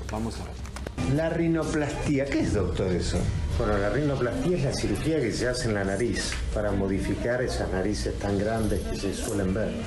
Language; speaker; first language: Spanish; native; Spanish